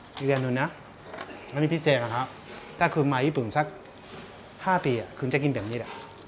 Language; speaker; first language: Thai; non-native, fluent; Japanese